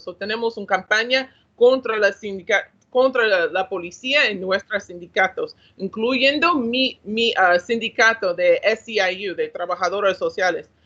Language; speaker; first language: Spanish; non-native, learner; English